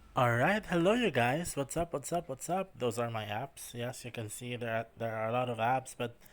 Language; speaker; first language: English; non-native, local second language; Filipino